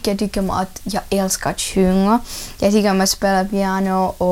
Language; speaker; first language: Swedish; non-native, learner; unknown